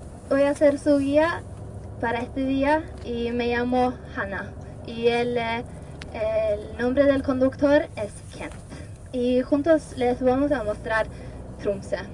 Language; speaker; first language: Spanish; non-native, fluent; Norwegian